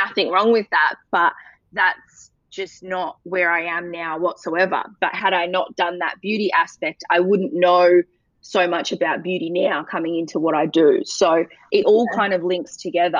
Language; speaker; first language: English; native; English